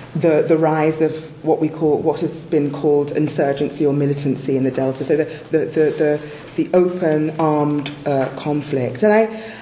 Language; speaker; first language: English; native; English